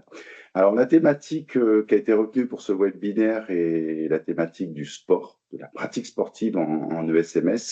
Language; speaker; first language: French; native; French